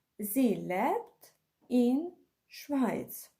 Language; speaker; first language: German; non-native, fluent; Ukrainian